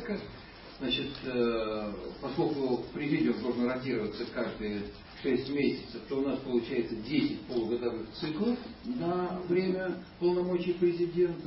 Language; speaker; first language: Russian; native; Russian